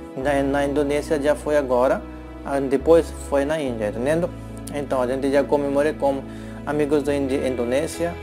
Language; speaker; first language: Portuguese; non-native, learner; Hindi